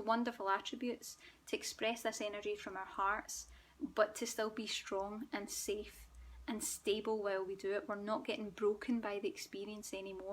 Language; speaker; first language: English; native; English